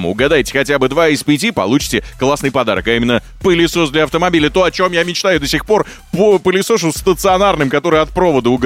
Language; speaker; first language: Russian; native; Russian